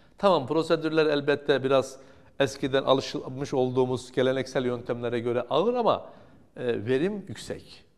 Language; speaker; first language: Turkish; native; Turkish